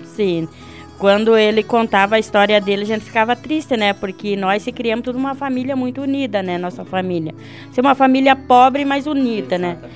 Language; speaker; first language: Portuguese; native; Portuguese